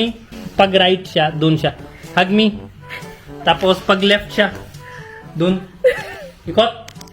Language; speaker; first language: Filipino; non-native, fluent; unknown